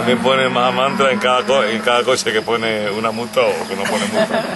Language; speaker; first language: Spanish; native; Spanish